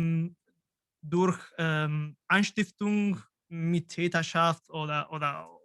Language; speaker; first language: German; non-native, fluent; Spanish